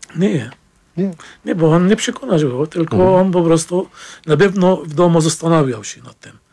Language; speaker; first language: Polish; non-native, fluent; Arabic